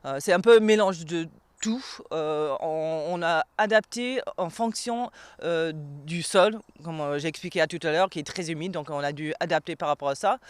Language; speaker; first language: French; non-native, fluent; English